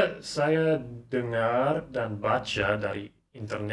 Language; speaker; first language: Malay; non-native, learner; English